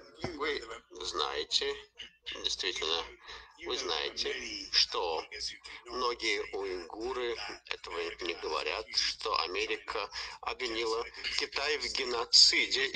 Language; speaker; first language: Russian; native; Russian